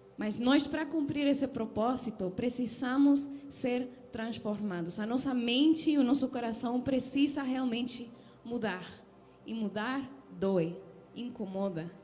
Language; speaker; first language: Portuguese; non-native, fluent; Spanish